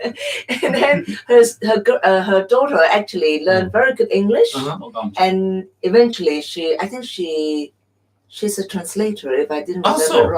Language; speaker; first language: English; non-native, local second language; Cantonese